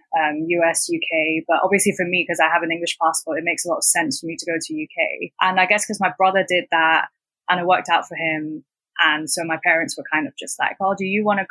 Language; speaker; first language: English; non-native, local second language; Cantonese